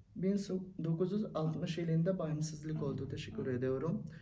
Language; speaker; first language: Turkish; non-native, learner; Bangla